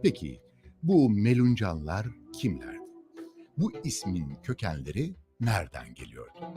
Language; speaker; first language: Turkish; native; Turkish